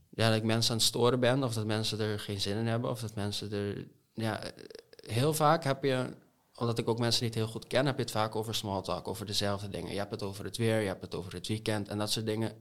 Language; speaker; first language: Dutch; non-native, local second language; Papiamento